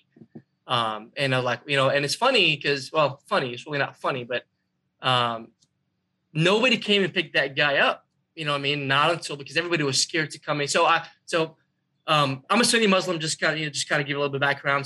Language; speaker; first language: English; non-native, fluent; Arabic